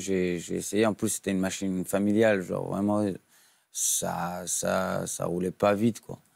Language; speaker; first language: French; non-native, fluent; Persian